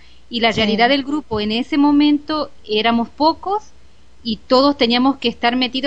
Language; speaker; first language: Spanish; native; Spanish